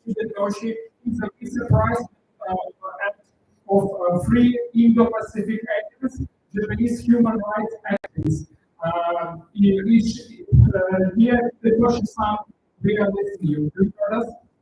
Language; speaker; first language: English; non-native, learner; Russian